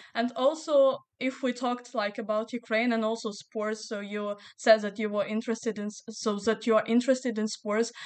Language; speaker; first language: English; non-native, fluent; Ukrainian